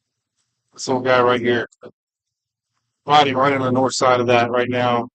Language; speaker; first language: English; native; English